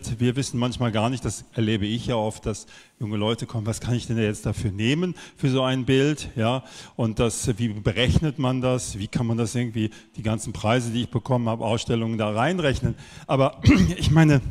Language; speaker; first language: German; native; German